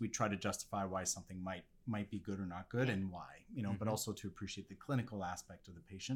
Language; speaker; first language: English; non-native, fluent; French